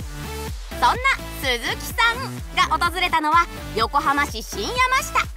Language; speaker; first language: Japanese; native; Japanese